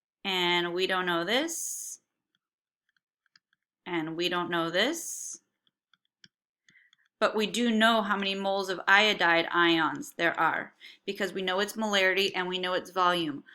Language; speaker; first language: English; native; English